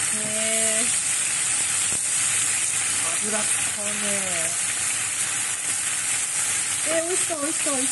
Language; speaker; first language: Japanese; native; Japanese